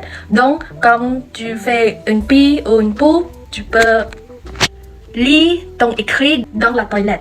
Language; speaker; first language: French; non-native, learner; Khmer